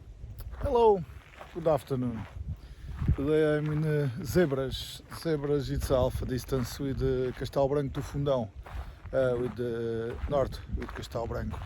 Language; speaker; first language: English; non-native, learner; Portuguese